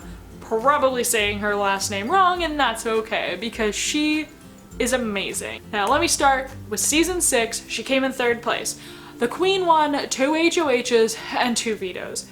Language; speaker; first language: English; native; English